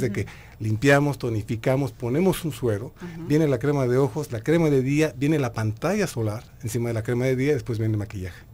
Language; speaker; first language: Spanish; native; Spanish